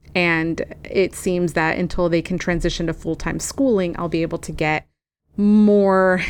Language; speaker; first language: English; early bilingual, other home language; Spanish